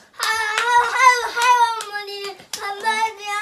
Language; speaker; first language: Korean; early bilingual, heritage; Korean